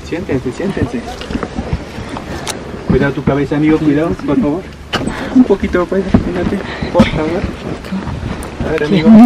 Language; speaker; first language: Spanish; native; Spanish